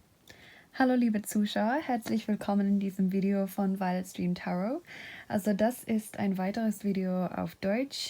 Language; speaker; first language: German; non-native, fluent; English